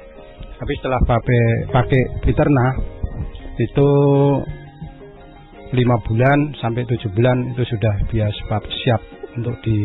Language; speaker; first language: Indonesian; non-native, local second language; Javanese